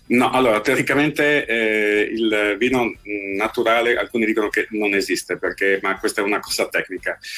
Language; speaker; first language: Italian; native; Italian